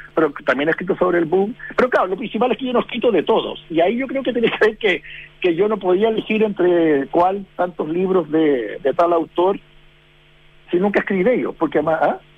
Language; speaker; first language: Spanish; early bilingual, heritage; Spanish